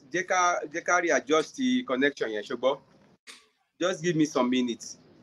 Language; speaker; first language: English; non-native, local second language; Yoruba